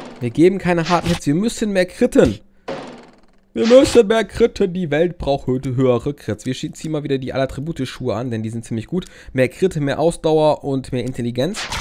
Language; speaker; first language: German; native; German